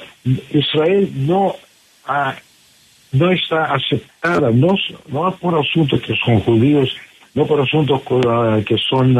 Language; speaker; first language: Spanish; non-native, fluent; English